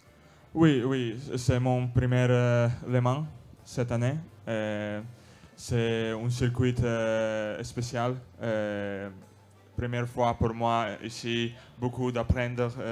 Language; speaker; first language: French; non-native, learner; Russian